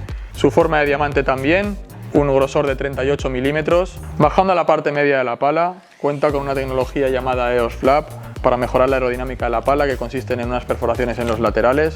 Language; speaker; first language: Spanish; native; Spanish